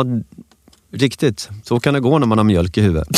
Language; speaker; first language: Swedish; native; Swedish